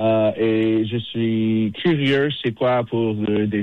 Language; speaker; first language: French; non-native, fluent; English